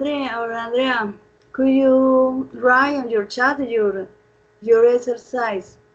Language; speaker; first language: English; non-native, fluent; Spanish